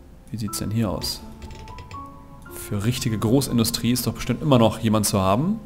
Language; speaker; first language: German; native; German